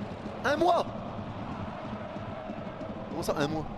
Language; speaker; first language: French; native; French